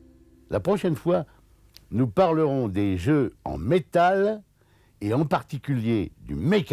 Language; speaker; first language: French; native; French